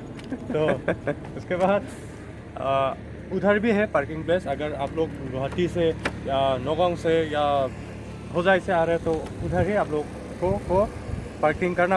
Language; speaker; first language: Hindi; non-native, local second language; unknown